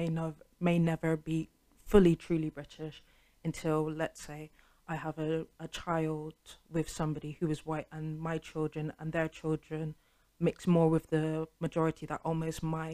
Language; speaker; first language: English; native; English